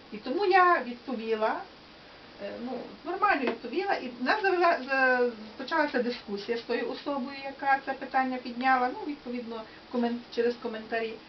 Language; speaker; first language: Ukrainian; native; Ukrainian